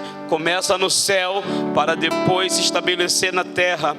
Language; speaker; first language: Portuguese; native; Portuguese